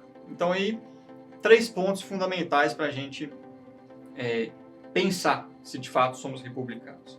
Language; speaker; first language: Portuguese; native; Portuguese